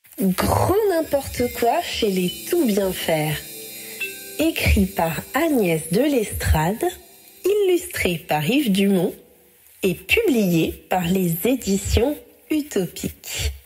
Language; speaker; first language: French; native; French